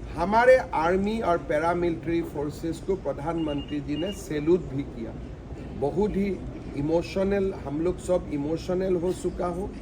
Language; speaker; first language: Hindi; non-native, local second language; Assamese